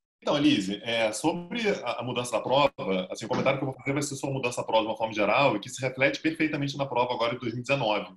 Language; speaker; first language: Portuguese; native; Portuguese